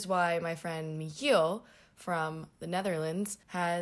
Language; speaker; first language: English; native; English